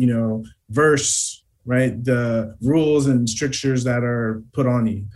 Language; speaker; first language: English; native; English